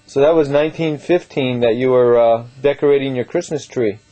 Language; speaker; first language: English; native; English